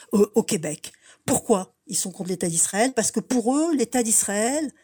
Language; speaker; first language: French; native; French